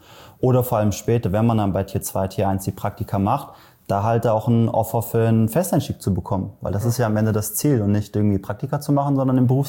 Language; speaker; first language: German; native; German